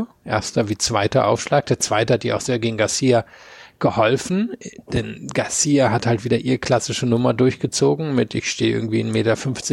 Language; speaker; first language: German; native; German